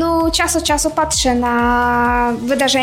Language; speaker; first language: Polish; non-native, fluent; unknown